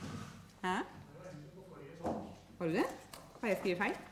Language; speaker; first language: Norwegian; native; Norwegian